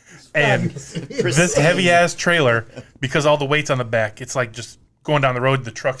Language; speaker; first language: English; native; English